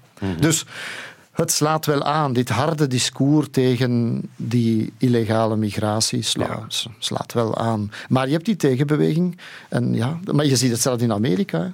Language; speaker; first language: Dutch; native; Dutch